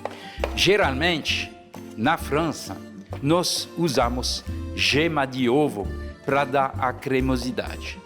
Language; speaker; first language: Portuguese; non-native, fluent; French